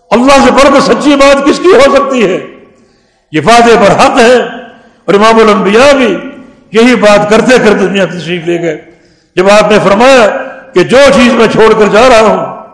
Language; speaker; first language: Urdu; native; Urdu